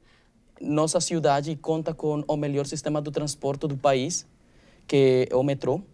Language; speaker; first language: Portuguese; non-native, learner; Spanish